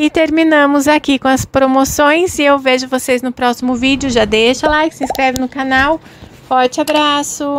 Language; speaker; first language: Portuguese; native; Portuguese